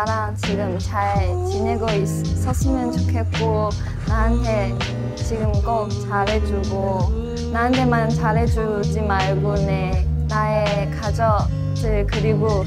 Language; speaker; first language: Korean; non-native, fluent; Chinese